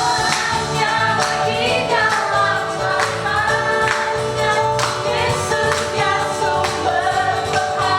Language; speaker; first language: Indonesian; native; Indonesian